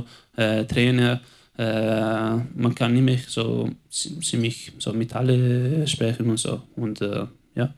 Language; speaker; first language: German; non-native, local second language; Italian